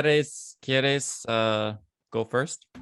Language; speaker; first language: Spanish; non-native, fluent; English